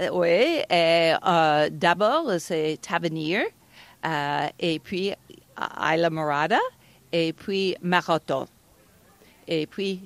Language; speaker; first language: French; non-native, fluent; English